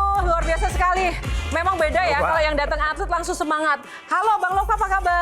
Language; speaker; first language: Indonesian; native; Indonesian